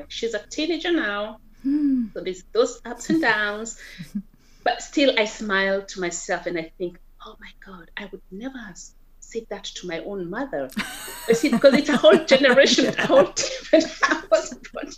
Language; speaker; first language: English; non-native, local second language; Kikuyu